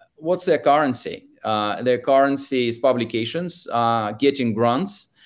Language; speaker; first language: English; non-native, fluent; Russian